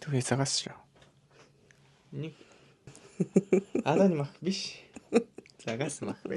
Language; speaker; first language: Mongolian; non-native, learner; Japanese